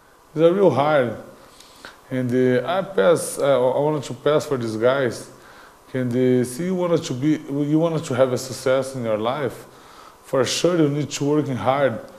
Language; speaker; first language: English; non-native, learner; Portuguese